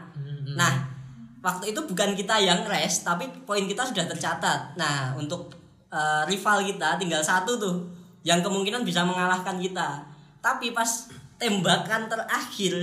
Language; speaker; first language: Indonesian; native; Indonesian